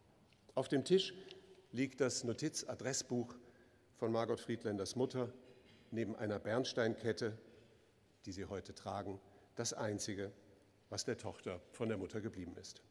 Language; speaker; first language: German; native; German